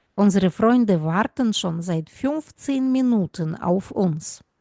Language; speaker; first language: German; non-native, fluent; Russian